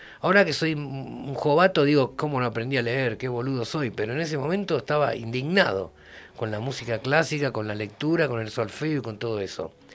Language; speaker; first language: Spanish; native; Spanish